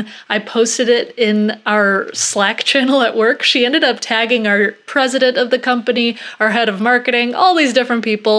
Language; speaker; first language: English; native; English